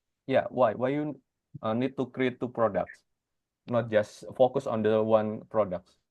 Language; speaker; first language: English; non-native, fluent; Indonesian